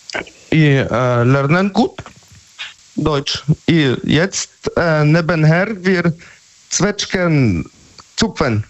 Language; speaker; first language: German; non-native, learner; Polish